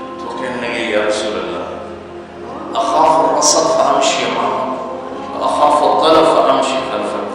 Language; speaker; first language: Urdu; non-native, local second language; Punjabi